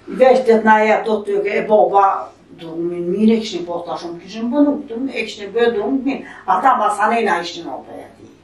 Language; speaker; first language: Albanian; early bilingual, heritage; Albanian